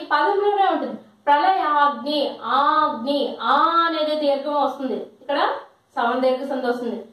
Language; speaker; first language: Telugu; non-native, local second language; Lambadi